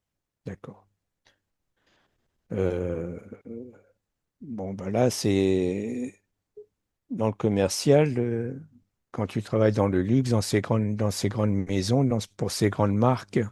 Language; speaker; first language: French; native; French